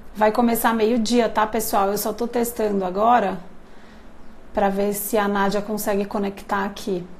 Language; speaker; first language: Portuguese; native; Portuguese